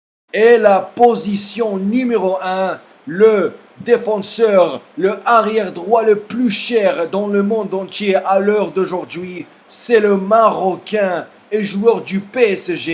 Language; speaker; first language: French; non-native, fluent; Spanish